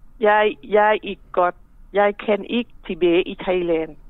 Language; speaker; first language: Danish; non-native, learner; Thai